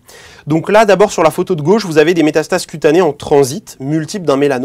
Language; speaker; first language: French; native; French